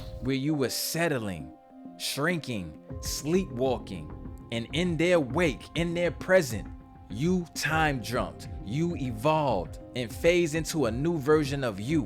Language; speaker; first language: English; native; English